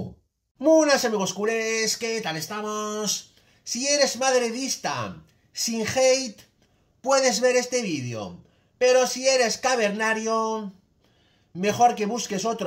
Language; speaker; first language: Spanish; native; Spanish